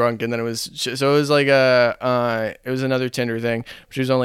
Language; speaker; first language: English; native; English